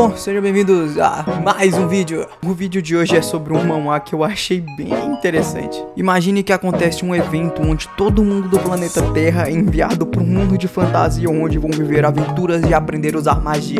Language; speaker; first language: Portuguese; native; Portuguese